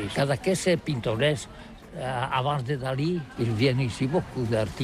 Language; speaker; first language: French; non-native, learner; Catalan